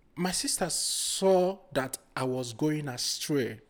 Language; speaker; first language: English; non-native, local second language; Igbo